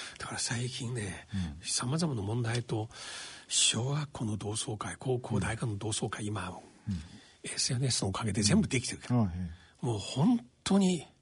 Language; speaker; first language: Japanese; non-native, fluent; Chinese